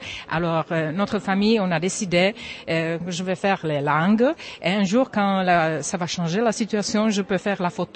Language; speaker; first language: French; non-native, fluent; Czech